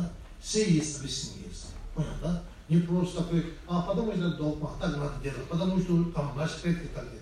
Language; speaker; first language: Russian; non-native, fluent; Tibetan